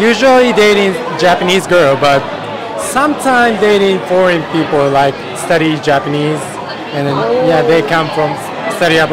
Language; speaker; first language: English; non-native, learner; Japanese